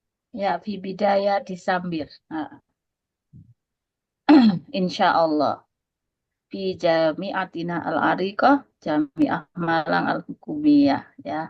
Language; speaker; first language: Arabic; non-native, fluent; Indonesian